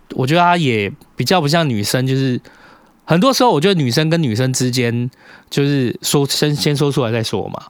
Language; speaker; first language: Chinese; native; Chinese